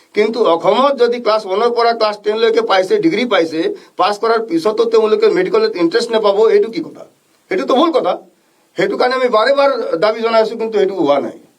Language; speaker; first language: Assamese; non-native, local second language; Bhojpuri